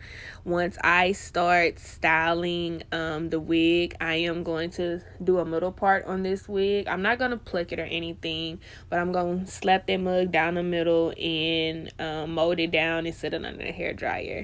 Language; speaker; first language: English; native; English